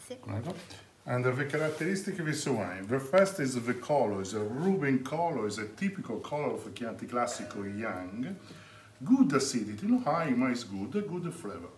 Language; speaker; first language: English; non-native, learner; Italian